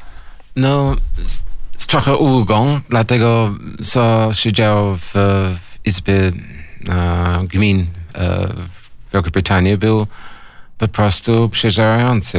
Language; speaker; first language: Polish; non-native, learner; English